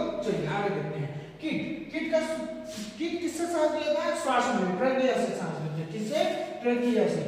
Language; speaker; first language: Hindi; non-native, local second language; Chhattisgarhi